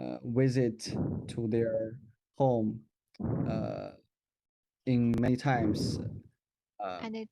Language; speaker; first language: English; non-native, learner; Chinese